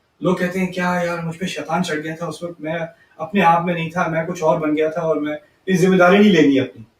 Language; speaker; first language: Urdu; early bilingual, heritage; Urdu